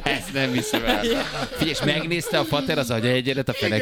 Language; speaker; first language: Hungarian; native; Hungarian